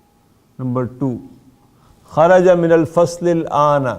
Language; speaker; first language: Arabic; non-native, fluent; Urdu